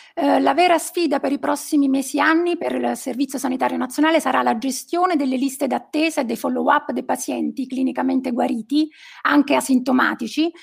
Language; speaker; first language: Italian; native; Italian